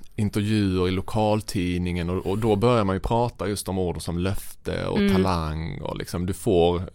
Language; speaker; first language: Swedish; native; Swedish